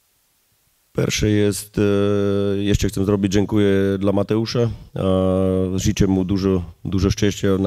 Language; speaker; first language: Polish; non-native, learner; Slovak